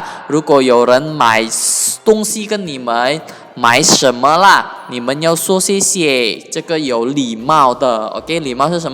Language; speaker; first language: Chinese; non-native, fluent; Indonesian